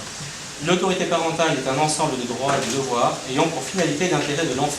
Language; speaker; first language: French; native; French